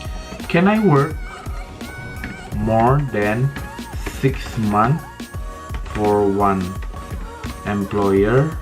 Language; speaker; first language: English; non-native, learner; Indonesian